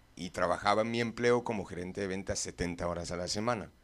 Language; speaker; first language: Spanish; non-native, fluent; English